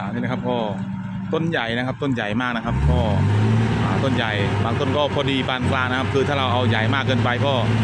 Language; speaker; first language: Thai; non-native, local second language; Northeastern Thai